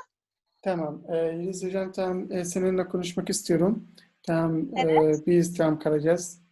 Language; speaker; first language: Turkish; non-native, learner; Arabic